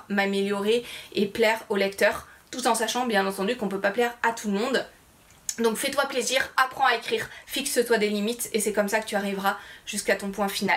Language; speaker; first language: French; native; French